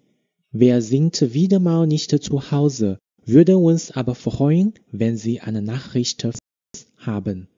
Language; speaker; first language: German; non-native, fluent; Chinese